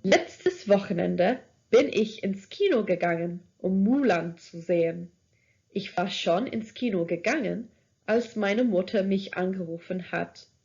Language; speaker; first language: German; non-native, fluent; English